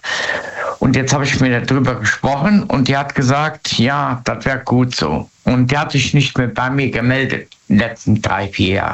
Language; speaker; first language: German; native; German